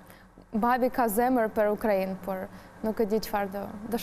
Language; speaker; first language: Albanian; non-native, learner; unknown